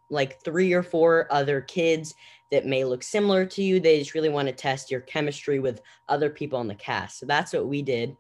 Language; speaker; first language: English; native; English